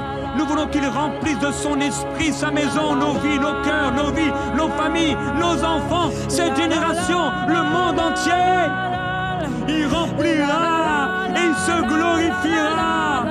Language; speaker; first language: French; native; French